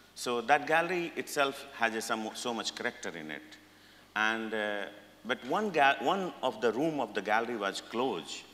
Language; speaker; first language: English; non-native, local second language; Hindi